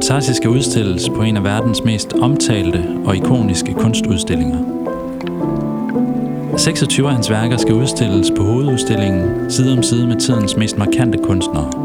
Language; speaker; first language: Danish; native; Danish